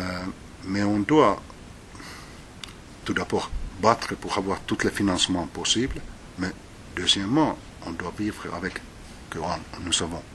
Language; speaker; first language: French; non-native, fluent; Finnish